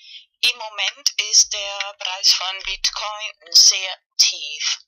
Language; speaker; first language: German; non-native, fluent; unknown